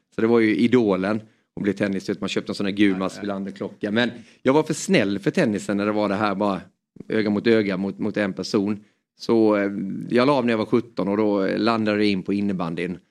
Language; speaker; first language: Swedish; native; Swedish